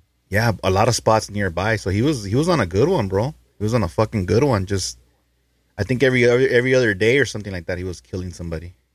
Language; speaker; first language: English; early bilingual, other home language; Spanish